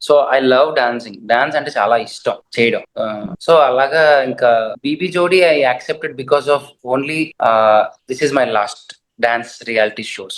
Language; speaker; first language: Telugu; native; Telugu